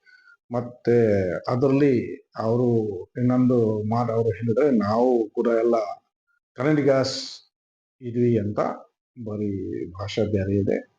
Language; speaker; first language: Kannada; non-native, fluent; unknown